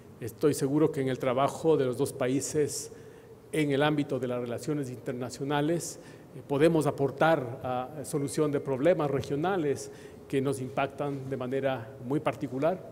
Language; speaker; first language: Spanish; native; Spanish